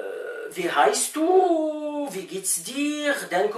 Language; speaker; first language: German; non-native, fluent; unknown